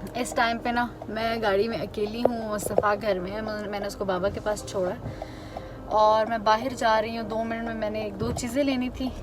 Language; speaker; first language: Urdu; native; Urdu